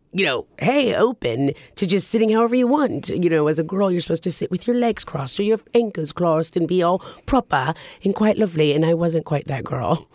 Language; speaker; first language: English; early bilingual, other home language; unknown